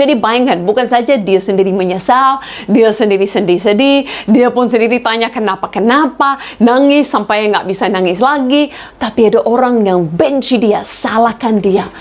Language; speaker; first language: Indonesian; non-native, fluent; English